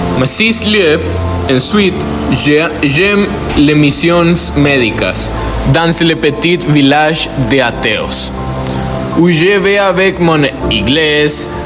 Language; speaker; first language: French; non-native, learner; Spanish